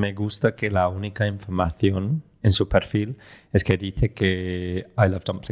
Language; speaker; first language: Spanish; non-native, fluent; English